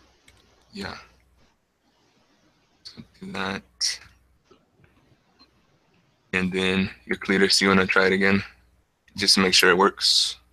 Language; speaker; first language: English; native; English